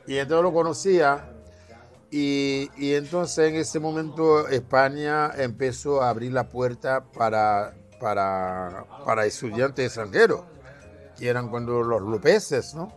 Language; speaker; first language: Spanish; non-native, fluent; Haitian Creole